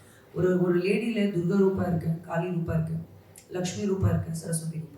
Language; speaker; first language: Tamil; non-native, learner; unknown